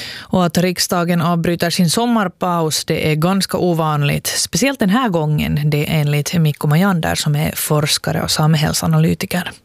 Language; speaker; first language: Swedish; native; Swedish